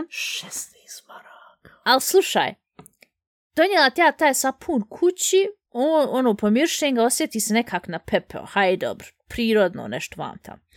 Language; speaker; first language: Bosnian; early bilingual, heritage; Bosnian